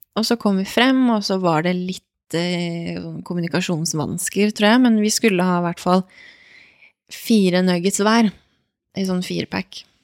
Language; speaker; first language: Norwegian; early bilingual, other home language; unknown